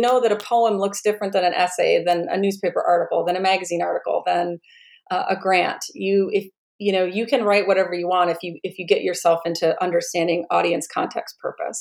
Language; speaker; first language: English; native; English